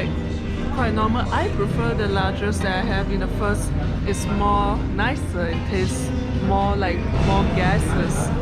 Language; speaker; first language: English; non-native, fluent; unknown